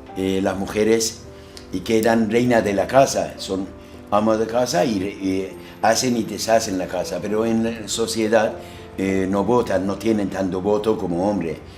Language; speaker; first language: Spanish; non-native, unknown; Azerbaijani